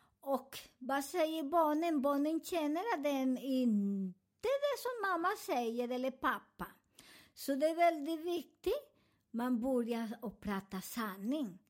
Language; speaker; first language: Swedish; non-native, fluent; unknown